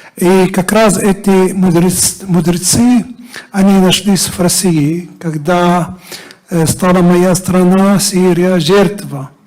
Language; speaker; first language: Russian; non-native, fluent; Arabic